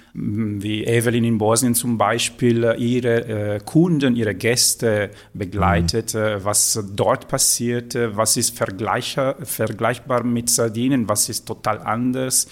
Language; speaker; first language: German; non-native, fluent; Italian